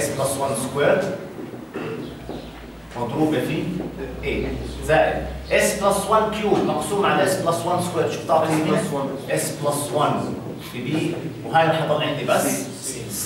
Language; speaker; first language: Arabic; native; Arabic